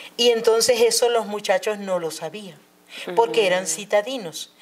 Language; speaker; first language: Spanish; native; Spanish